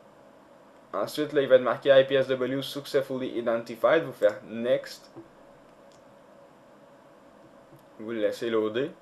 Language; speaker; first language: French; native; French